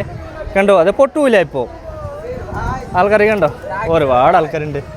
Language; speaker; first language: Malayalam; non-native, learner; Bangla